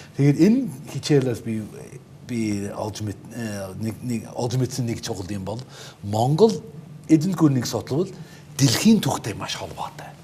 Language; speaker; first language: Mongolian; non-native, fluent; English